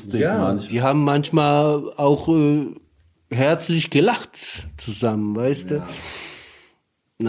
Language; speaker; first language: German; non-native, learner; Polish